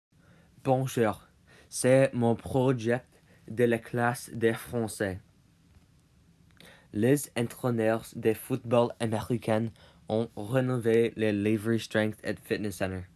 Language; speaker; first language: French; non-native, learner; English